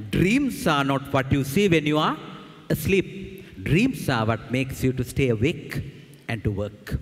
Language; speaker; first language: English; non-native, local second language; Sinhala